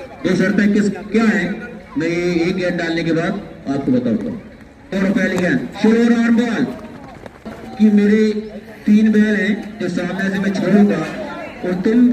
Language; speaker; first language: Hindi; native; Hindi